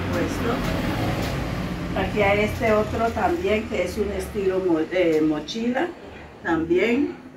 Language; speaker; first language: Spanish; non-native, local second language; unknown